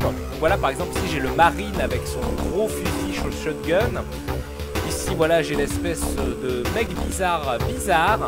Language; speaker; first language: French; native; French